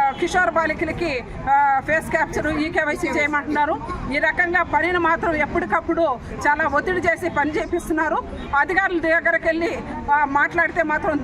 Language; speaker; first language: Telugu; native; Telugu